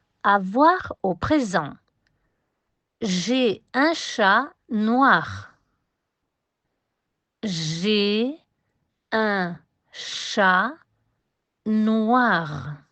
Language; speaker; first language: French; non-native, fluent; Spanish